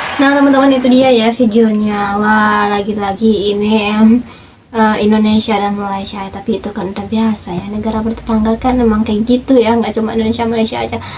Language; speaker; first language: Indonesian; native; Indonesian